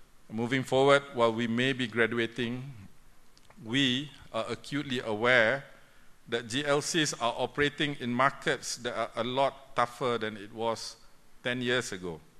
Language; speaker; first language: English; non-native, local second language; Malay